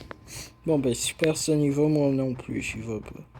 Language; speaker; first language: French; native; French